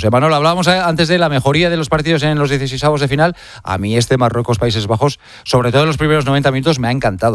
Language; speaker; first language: Spanish; native; Spanish